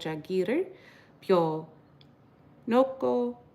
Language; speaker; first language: Korean; non-native, learner; English